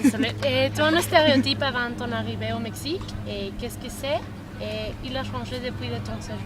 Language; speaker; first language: French; non-native, learner; Spanish